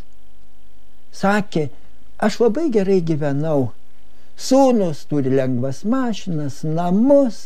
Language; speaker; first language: Lithuanian; native; Lithuanian